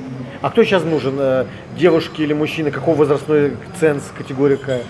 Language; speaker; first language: Russian; native; Russian